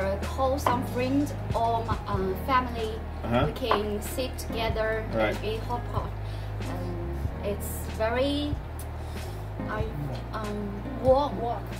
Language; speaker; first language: English; non-native, learner; Chinese